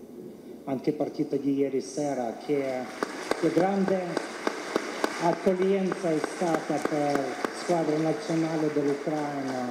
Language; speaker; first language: Italian; non-native, fluent; Ukrainian